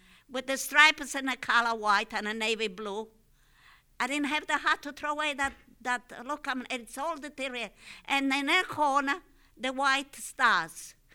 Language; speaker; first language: English; non-native, fluent; Italian